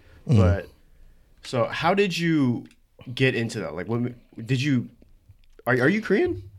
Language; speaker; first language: English; early bilingual, other home language; Korean